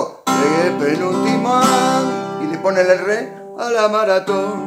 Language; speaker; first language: Spanish; native; Spanish